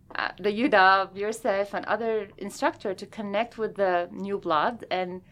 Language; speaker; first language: English; non-native, fluent; Arabic